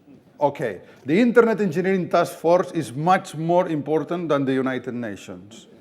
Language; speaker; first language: English; non-native, fluent; Catalan